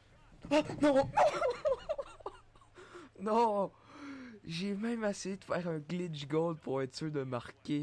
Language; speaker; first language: French; native; French